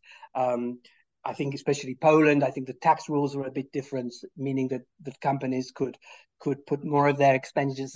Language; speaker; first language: English; native; English